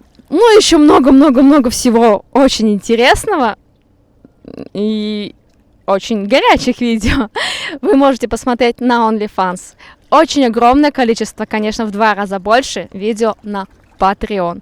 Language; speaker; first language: Russian; native; Russian